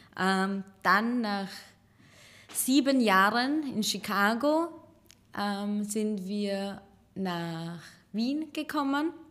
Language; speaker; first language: German; early bilingual, other home language; Serbian